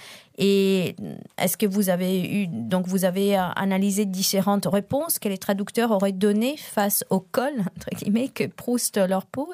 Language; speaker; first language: French; non-native, fluent; Italian